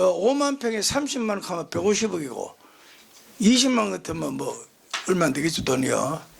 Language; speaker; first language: Korean; native; Korean